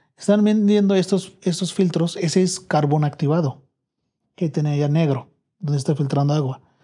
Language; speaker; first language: Spanish; non-native, learner; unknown